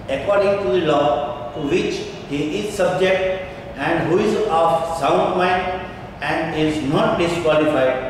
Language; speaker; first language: English; non-native, local second language; Gujarati